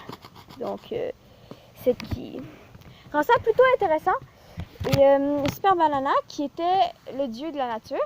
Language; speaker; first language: French; native; French